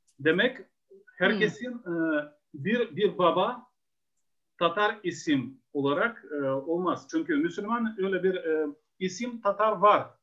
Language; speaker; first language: Turkish; non-native, fluent; Ukrainian